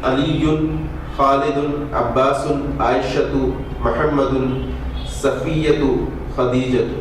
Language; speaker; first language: Arabic; non-native, learner; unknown